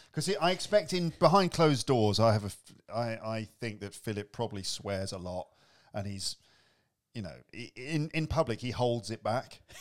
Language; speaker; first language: English; native; English